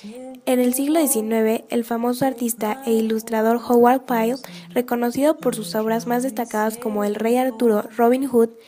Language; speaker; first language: Spanish; native; Spanish